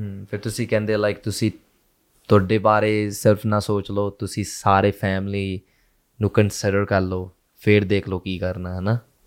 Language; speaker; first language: Punjabi; early bilingual, heritage; Punjabi